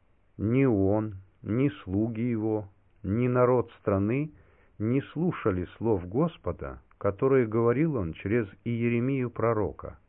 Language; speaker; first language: Russian; native; Russian